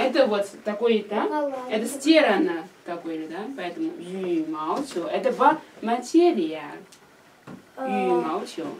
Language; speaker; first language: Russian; non-native, learner; Chinese